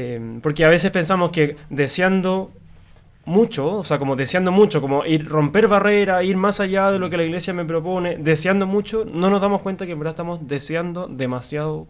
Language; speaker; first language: Spanish; native; Spanish